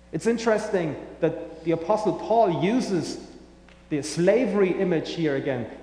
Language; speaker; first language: English; non-native, fluent; German